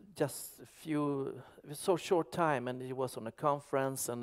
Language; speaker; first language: English; non-native, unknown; Swedish